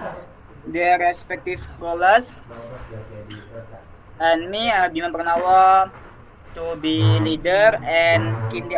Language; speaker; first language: English; non-native, learner; Indonesian